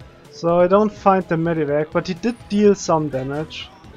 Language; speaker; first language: English; non-native, fluent; German